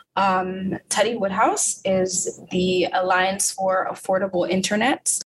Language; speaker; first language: English; native; English